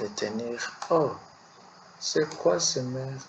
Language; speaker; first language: French; non-native, learner; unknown